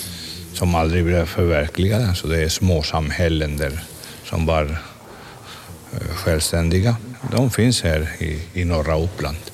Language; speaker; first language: Swedish; non-native, fluent; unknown